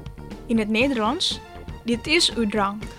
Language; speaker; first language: Dutch; non-native, learner; Indonesian